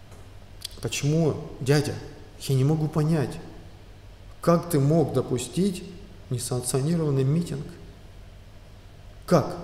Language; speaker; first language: Russian; native; Russian